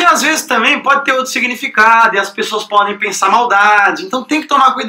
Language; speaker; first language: Portuguese; native; Portuguese